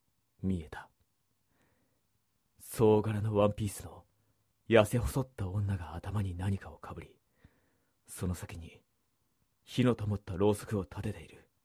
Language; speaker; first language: Japanese; native; Japanese